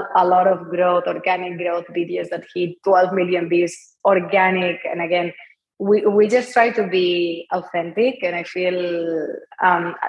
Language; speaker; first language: English; non-native, fluent; Spanish